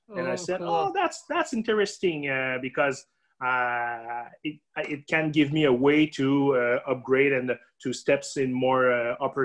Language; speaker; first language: English; native; English